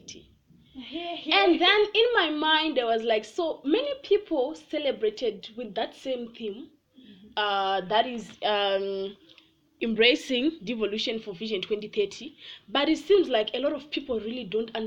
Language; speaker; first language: English; non-native, local second language; Shona